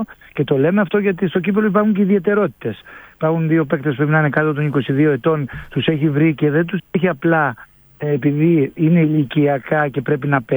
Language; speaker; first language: Greek; native; Greek